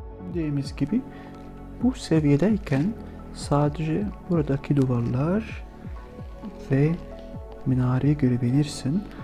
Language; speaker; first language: Turkish; non-native, fluent; Arabic